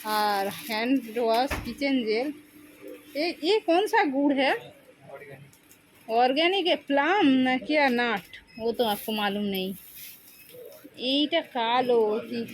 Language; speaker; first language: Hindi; non-native, local second language; Bangla